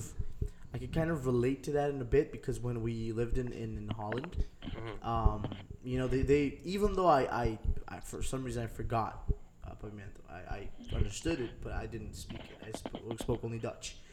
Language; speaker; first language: English; non-native, fluent; Papiamento